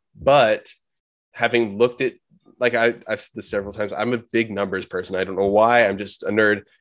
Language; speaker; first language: English; native; English